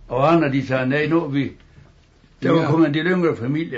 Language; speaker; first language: Danish; native; Danish